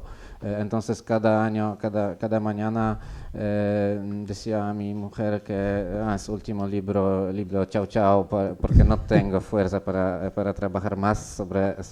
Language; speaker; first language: Spanish; non-native, learner; Polish